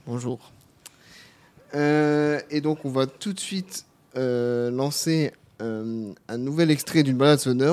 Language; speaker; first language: French; native; French